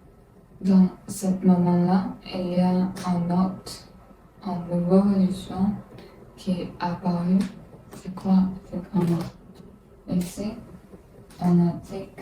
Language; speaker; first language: French; non-native, learner; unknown